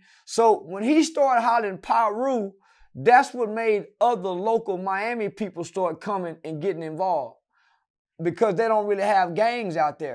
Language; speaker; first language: English; native; English